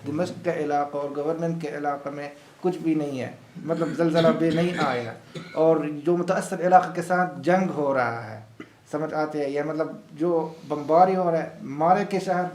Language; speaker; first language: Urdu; non-native, learner; Arabic